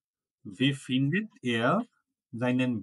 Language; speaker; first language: German; non-native, fluent; Bangla